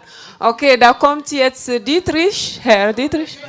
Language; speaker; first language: German; non-native, fluent; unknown